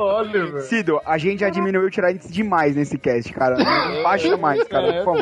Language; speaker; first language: Portuguese; native; Portuguese